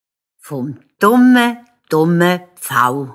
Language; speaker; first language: German; native; German